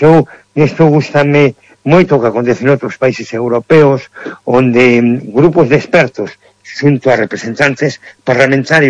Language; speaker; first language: Galician; native; Galician